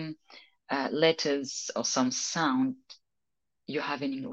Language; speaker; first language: English; non-native, fluent; French